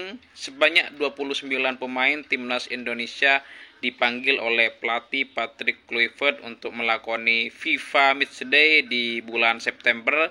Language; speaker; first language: Indonesian; native; Indonesian